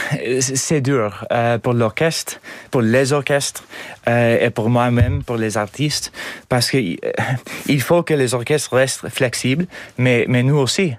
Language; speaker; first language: French; non-native, learner; English